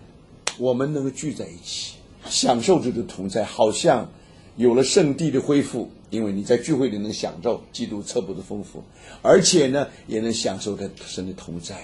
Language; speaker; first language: Chinese; native; Chinese